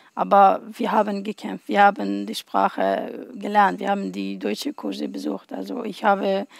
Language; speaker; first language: German; non-native, learner; Arabic